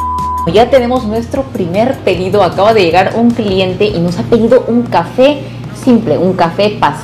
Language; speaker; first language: Spanish; non-native, fluent; Korean